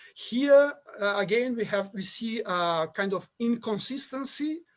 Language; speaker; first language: English; non-native, fluent; Macedonian